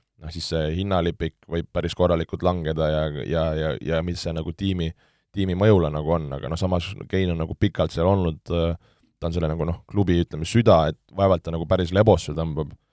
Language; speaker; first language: Estonian; native; Estonian